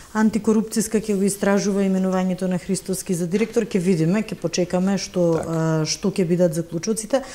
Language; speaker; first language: Macedonian; native; Macedonian